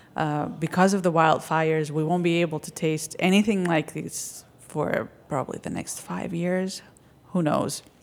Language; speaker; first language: English; non-native, fluent; Greek